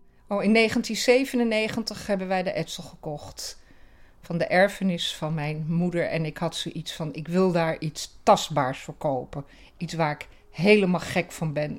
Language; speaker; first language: Dutch; native; Dutch